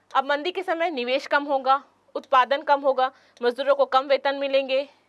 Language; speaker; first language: Hindi; native; Hindi